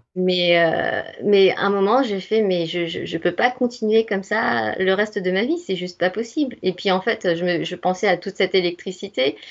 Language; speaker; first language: French; native; French